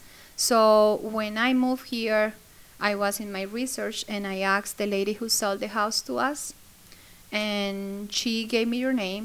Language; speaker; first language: English; non-native, fluent; Spanish